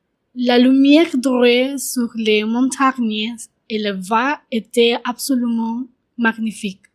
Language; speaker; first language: French; non-native, learner; Spanish